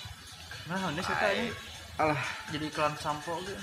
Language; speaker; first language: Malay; non-native, local second language; Sundanese